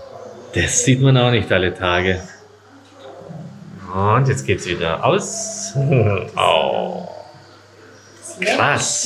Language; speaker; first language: German; native; German